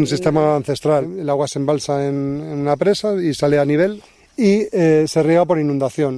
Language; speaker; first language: Spanish; native; Spanish